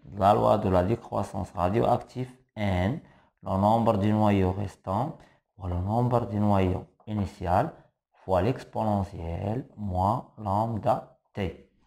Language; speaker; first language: French; non-native, local second language; Arabic